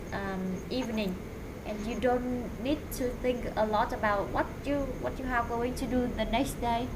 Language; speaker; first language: English; non-native, fluent; Vietnamese